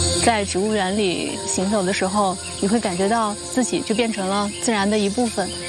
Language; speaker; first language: Chinese; native; Chinese